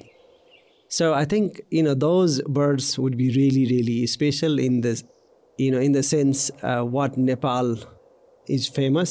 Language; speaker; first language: English; non-native, local second language; Nepali